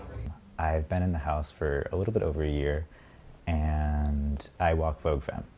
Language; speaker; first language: English; native; English